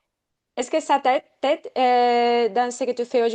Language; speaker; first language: French; non-native, fluent; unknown